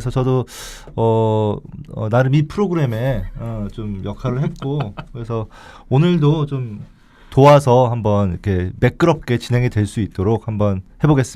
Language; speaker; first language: Korean; native; Korean